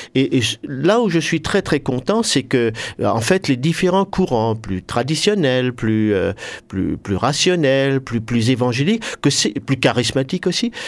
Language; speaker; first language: French; native; French